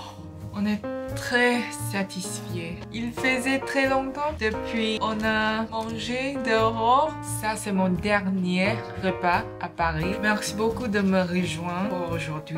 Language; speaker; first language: French; non-native, learner; English